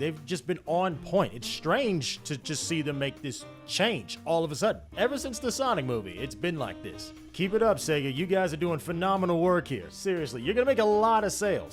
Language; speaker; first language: English; native; English